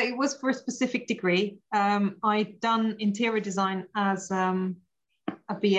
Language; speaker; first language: English; non-native, fluent; German